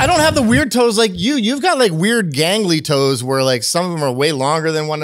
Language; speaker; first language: English; native; English